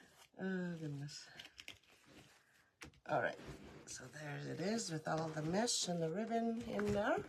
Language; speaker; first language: English; native; English